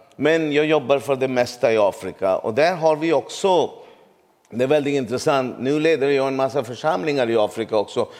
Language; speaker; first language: Swedish; non-native, fluent; Urdu